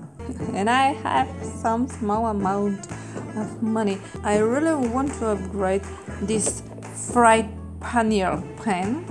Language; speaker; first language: English; non-native, fluent; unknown